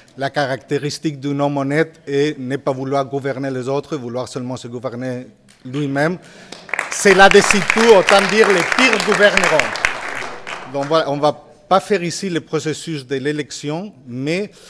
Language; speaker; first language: French; non-native, fluent; Spanish